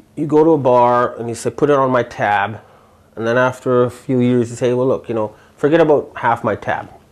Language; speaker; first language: English; native; English